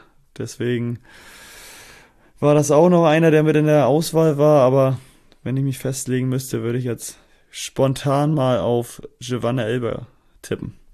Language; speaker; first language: German; native; German